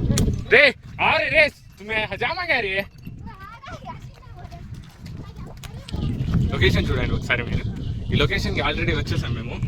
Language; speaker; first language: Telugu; non-native, local second language; Urdu